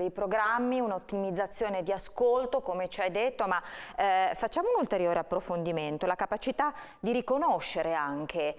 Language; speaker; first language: Italian; native; Italian